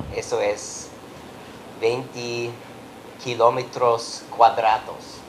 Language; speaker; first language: Spanish; non-native, learner; English